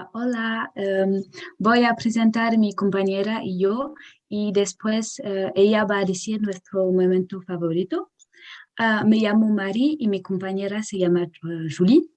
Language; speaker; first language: Spanish; non-native, learner; French